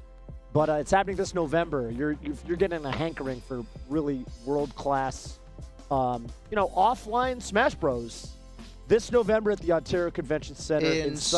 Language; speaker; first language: English; native; English